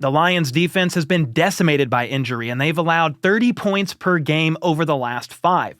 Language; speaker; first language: English; native; English